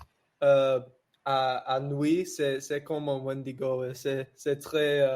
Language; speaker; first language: French; non-native, learner; English